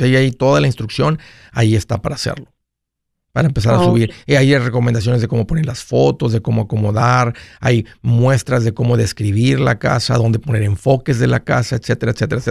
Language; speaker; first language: Spanish; native; Spanish